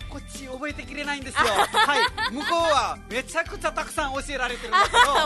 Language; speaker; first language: Japanese; non-native, fluent; Nepali